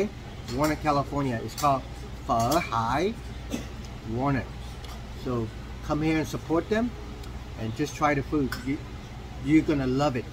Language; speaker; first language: English; non-native, fluent; Vietnamese